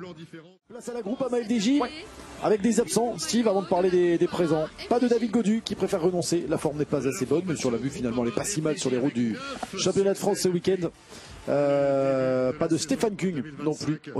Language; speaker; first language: French; native; French